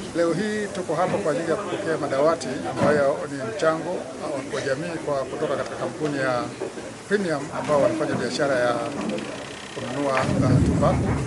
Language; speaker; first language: Swahili; native; Swahili